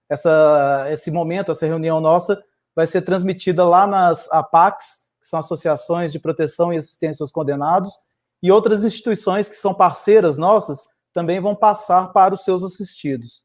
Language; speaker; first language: Portuguese; native; Portuguese